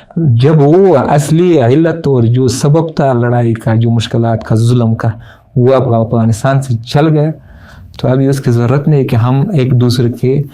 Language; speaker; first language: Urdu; non-native, learner; Pashto